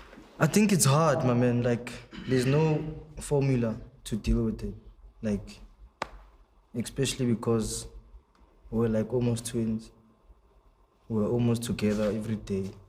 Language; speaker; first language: English; non-native, local second language; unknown